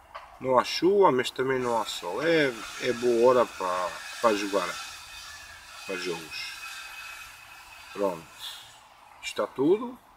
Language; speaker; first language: Portuguese; non-native, learner; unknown